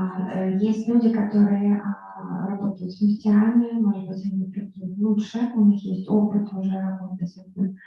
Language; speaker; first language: Russian; native; Russian